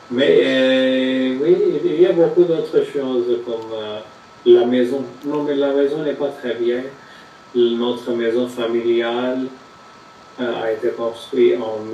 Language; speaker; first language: French; non-native, fluent; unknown